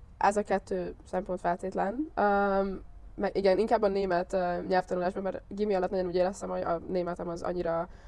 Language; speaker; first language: Hungarian; native; Hungarian